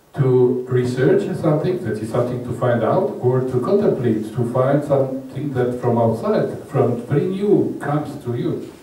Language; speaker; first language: English; non-native, fluent; Romanian